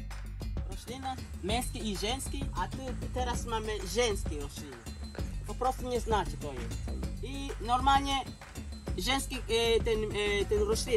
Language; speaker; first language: Polish; non-native, learner; Swahili